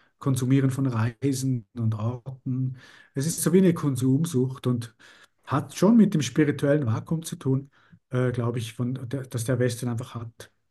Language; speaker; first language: German; early bilingual, other home language; Spanish